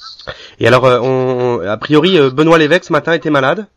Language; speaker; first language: French; native; French